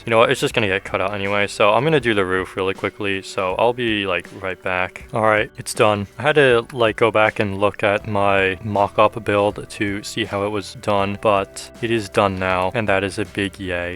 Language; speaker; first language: English; native; English